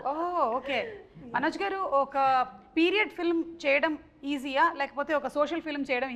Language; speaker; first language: Telugu; native; Telugu